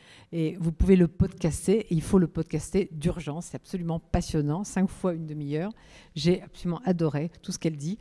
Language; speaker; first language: French; native; French